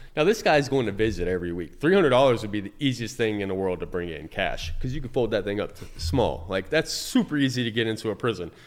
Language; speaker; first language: English; native; English